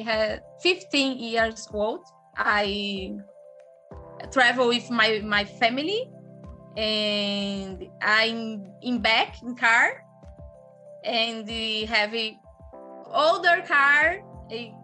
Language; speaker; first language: English; non-native, learner; Portuguese